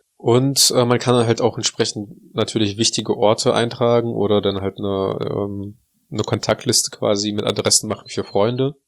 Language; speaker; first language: German; early bilingual, other home language; Russian